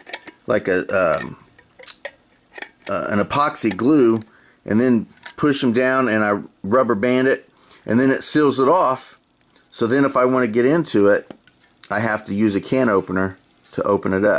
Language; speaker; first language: English; native; English